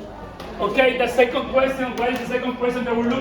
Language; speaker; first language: English; non-native, fluent; Spanish